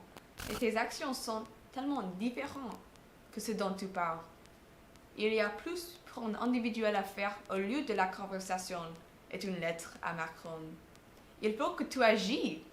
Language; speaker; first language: French; non-native, fluent; English